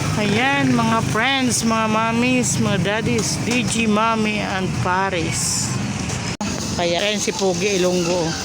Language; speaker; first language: Filipino; non-native, local second language; Waray